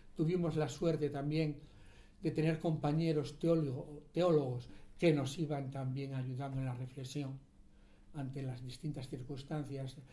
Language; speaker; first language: Spanish; native; Spanish